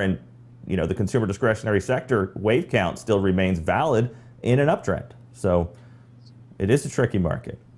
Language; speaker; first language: English; native; English